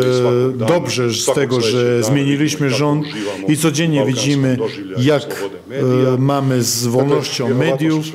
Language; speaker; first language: Polish; non-native, fluent; Serbian